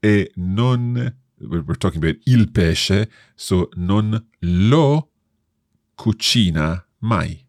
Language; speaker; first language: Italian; non-native, fluent; English